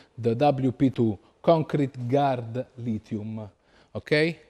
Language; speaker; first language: English; non-native, fluent; Italian